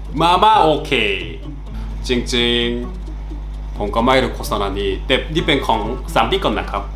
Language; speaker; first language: Thai; non-native, learner; Korean